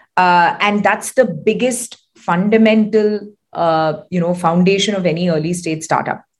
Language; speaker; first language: English; non-native, local second language; Tamil